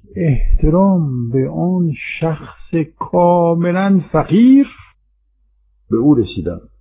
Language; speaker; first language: Persian; non-native, fluent; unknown